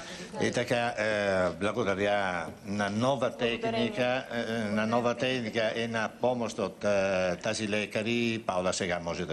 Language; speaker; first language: Bulgarian; non-native, learner; Italian